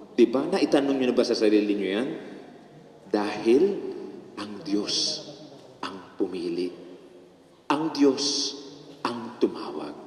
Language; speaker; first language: Filipino; native; Filipino